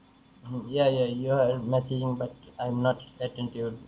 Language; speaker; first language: English; non-native, learner; Bangla